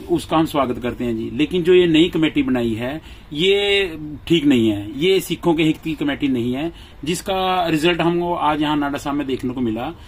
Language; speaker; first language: Hindi; non-native, local second language; Punjabi